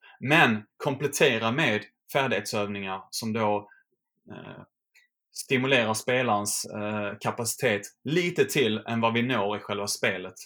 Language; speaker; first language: Swedish; native; Swedish